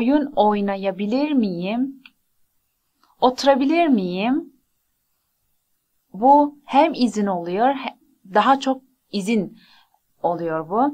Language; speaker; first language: Turkish; non-native, fluent; Persian